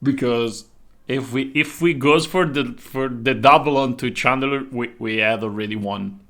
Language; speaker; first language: English; non-native, fluent; Italian